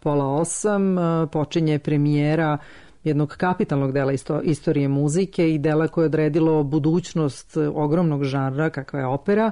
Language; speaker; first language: Serbian; native; Serbian